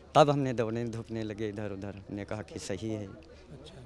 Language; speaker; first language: Hindi; native; Hindi